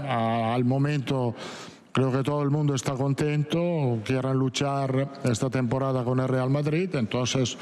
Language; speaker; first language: Spanish; non-native, fluent; Italian